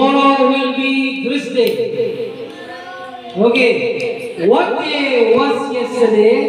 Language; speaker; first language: English; non-native, learner; Indonesian